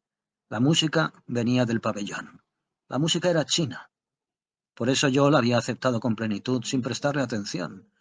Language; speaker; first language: Spanish; native; Spanish